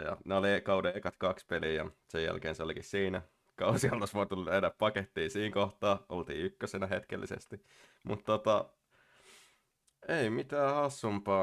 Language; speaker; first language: Finnish; native; Finnish